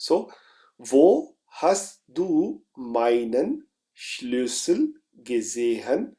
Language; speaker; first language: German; non-native, fluent; Urdu